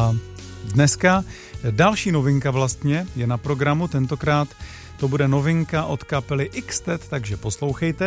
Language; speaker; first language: Czech; native; Czech